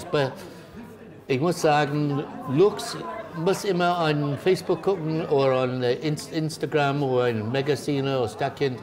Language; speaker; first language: German; non-native, learner; English